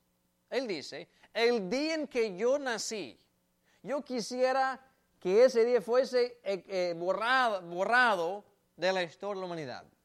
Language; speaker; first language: Spanish; native; Spanish